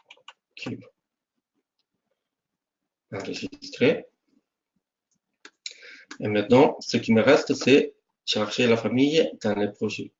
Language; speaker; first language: French; non-native, fluent; Spanish